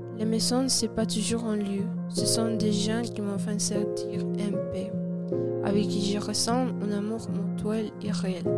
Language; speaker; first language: French; non-native, learner; Spanish